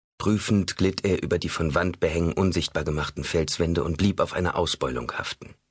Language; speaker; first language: German; native; German